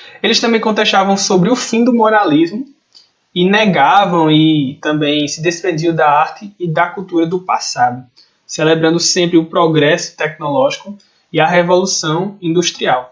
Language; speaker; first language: Portuguese; native; Portuguese